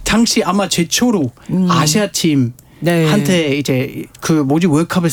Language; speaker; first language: Korean; non-native, fluent; German